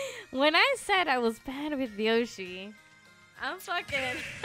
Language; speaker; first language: English; early bilingual, other home language; Spanish